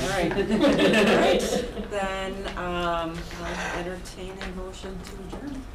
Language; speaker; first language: English; native; English